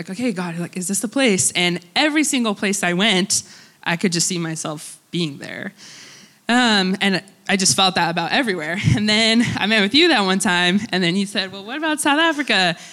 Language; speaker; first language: English; early bilingual, other home language; Russian